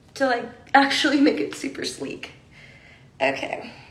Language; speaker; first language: English; native; English